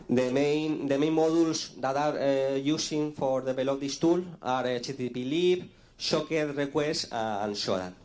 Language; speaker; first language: English; non-native, fluent; Spanish